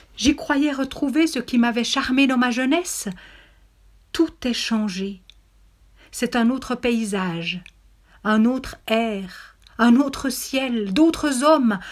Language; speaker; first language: French; native; French